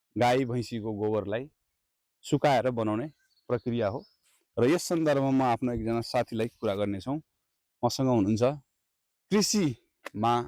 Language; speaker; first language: Nepali; non-native, local second language; Maithili